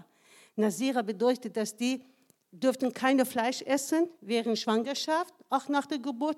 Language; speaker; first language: German; non-native, fluent; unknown